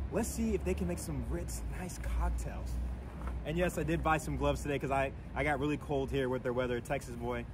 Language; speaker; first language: English; native; English